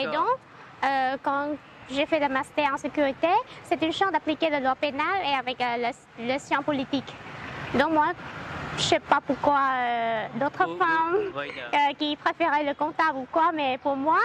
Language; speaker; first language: French; non-native, learner; Khmer